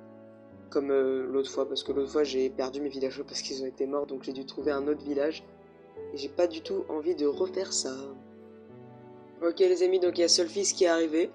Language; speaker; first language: French; native; French